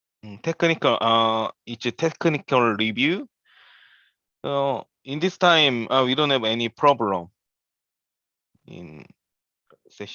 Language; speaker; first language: English; non-native, learner; Korean